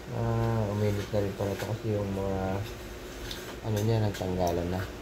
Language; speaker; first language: Filipino; native; Filipino